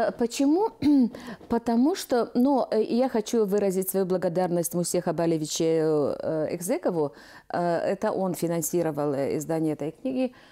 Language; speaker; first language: Russian; non-native, local second language; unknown